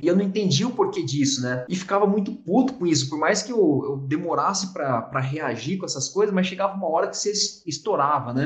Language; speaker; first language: Portuguese; native; Portuguese